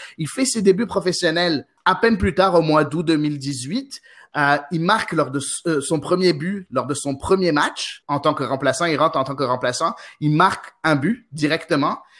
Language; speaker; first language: French; non-native, local second language; Arabic